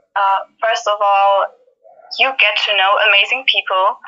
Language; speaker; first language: English; non-native, fluent; German